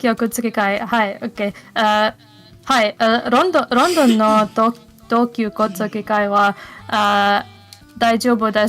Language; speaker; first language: Japanese; non-native, learner; English